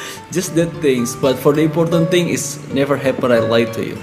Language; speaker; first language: English; non-native, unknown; Indonesian